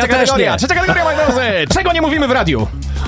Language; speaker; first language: Polish; native; Polish